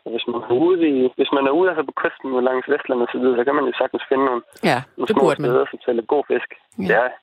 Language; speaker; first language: Danish; native; Danish